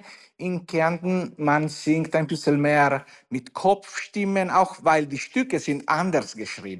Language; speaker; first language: German; non-native, fluent; Italian